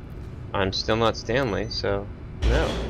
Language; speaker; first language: English; native; English